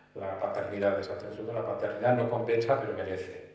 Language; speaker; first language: Spanish; native; Spanish